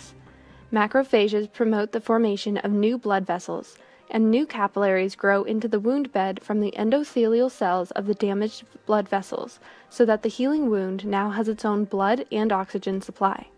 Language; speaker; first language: English; native; English